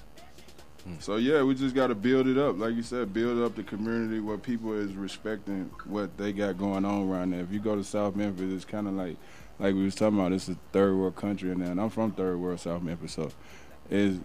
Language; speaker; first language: English; native; English